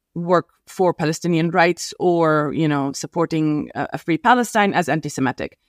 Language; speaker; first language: English; non-native, fluent; Arabic